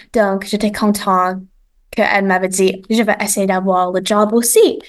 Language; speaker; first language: French; non-native, local second language; English